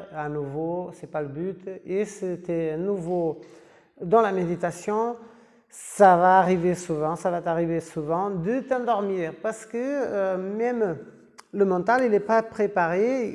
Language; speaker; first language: French; non-native, fluent; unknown